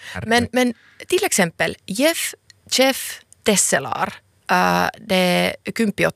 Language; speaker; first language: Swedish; non-native, local second language; Finnish